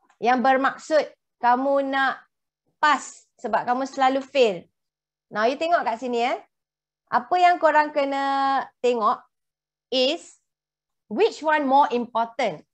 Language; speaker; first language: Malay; native; Malay